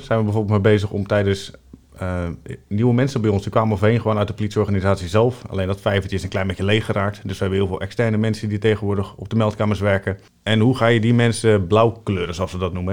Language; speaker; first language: Dutch; native; Dutch